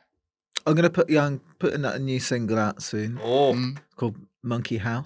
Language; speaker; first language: English; native; English